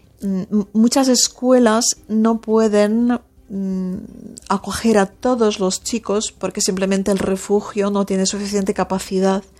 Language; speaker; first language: Spanish; non-native, fluent; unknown